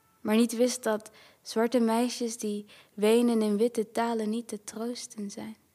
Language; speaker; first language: Dutch; early bilingual, other home language; Kinyarwanda